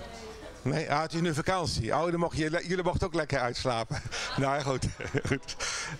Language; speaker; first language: Dutch; native; Dutch